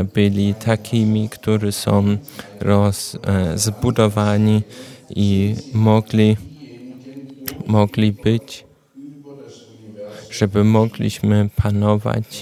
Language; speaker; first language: Polish; non-native, learner; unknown